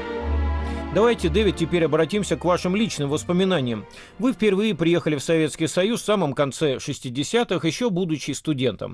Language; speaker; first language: Russian; native; Russian